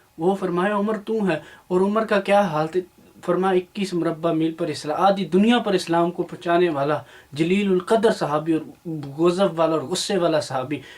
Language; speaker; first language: Urdu; non-native, local second language; Punjabi